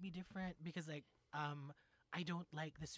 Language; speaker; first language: English; non-native, local second language; Filipino